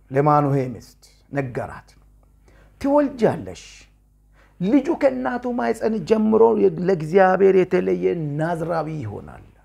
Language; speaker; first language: Amharic; non-native, local second language; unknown